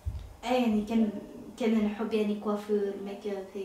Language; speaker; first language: Arabic; non-native, learner; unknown